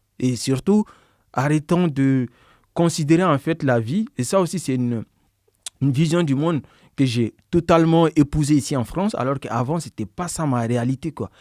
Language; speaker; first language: French; non-native, local second language; Bambara